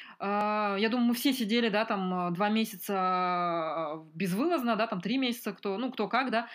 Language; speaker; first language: Russian; native; Russian